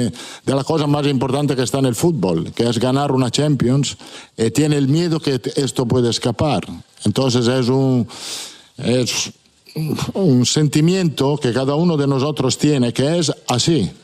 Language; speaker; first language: Spanish; non-native, fluent; Italian